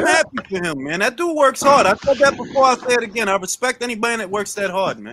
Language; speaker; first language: English; native; English